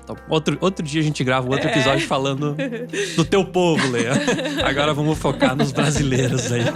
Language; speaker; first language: Portuguese; native; Portuguese